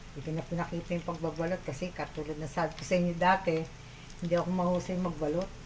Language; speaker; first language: Filipino; native; Filipino